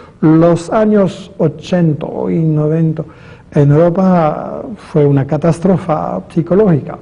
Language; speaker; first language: Spanish; non-native, fluent; French